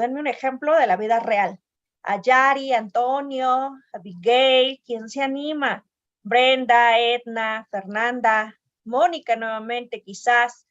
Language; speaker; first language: Spanish; native; Spanish